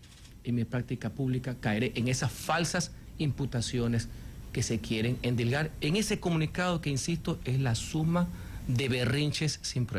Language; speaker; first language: Spanish; native; Spanish